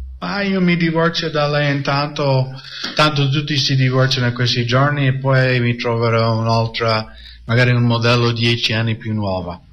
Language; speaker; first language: Italian; non-native, fluent; English